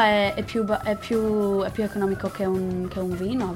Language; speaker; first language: Italian; non-native, learner; English